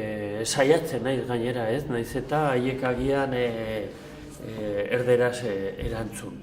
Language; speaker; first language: Basque; non-native, local second language; Spanish